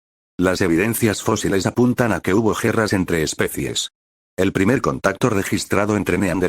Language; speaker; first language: Spanish; native; Spanish